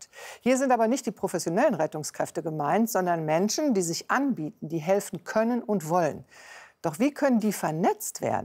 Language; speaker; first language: German; native; German